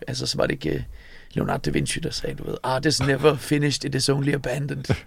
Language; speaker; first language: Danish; native; Danish